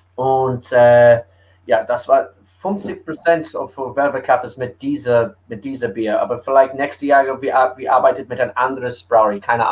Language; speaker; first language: German; early bilingual, heritage; English